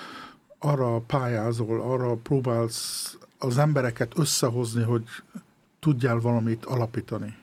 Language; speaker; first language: Hungarian; early bilingual, heritage; Hungarian